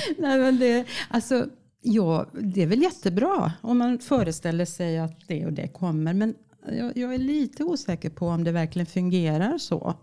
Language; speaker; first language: Swedish; native; Swedish